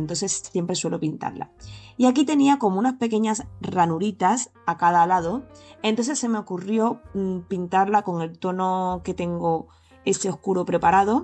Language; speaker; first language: Spanish; native; Spanish